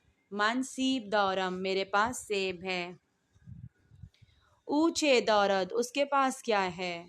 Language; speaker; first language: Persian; non-native, fluent; Urdu